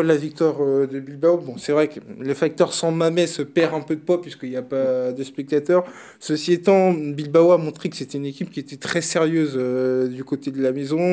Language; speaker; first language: French; native; French